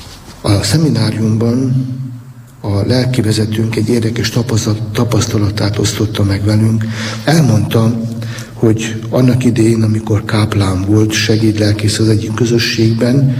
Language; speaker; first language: Hungarian; native; Hungarian